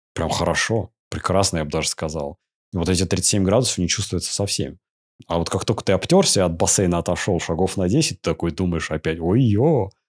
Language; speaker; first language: Russian; native; Russian